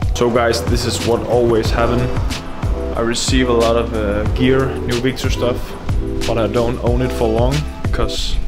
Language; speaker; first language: English; non-native, fluent; Danish